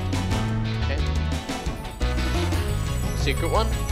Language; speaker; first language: English; native; English